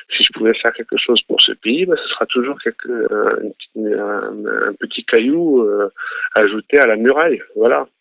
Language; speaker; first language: French; early bilingual, other home language; Arabic